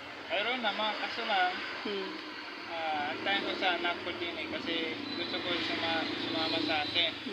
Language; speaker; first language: Filipino; non-native, learner; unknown